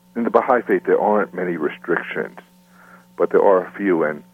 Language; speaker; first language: English; native; English